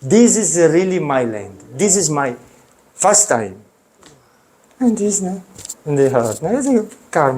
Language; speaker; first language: English; non-native, learner; Italian